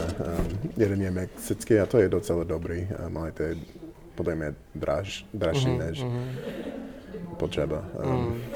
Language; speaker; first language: Czech; non-native, learner; English